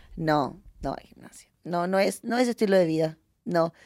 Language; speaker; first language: Spanish; native; Spanish